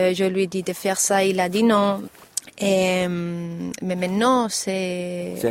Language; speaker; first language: French; non-native, learner; Catalan